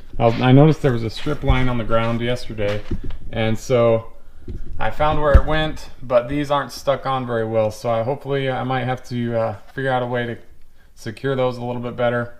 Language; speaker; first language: English; native; English